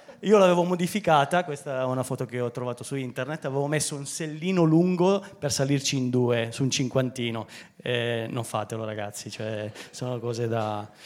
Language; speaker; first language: Italian; native; Italian